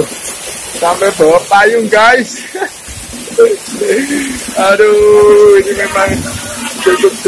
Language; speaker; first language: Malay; non-native, local second language; Javanese